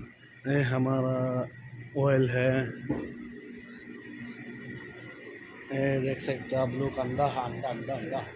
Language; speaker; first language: Hindi; non-native, learner; Bangla